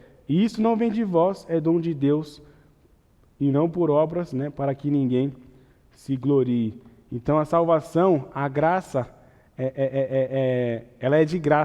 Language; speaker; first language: Portuguese; native; Portuguese